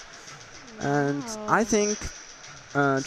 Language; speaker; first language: English; non-native, learner; Chinese